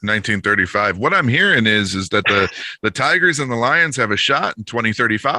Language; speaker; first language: English; native; English